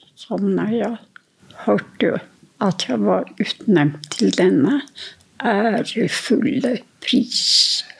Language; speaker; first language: Norwegian; non-native, fluent; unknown